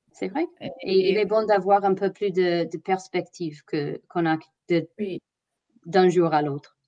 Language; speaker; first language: French; non-native, fluent; English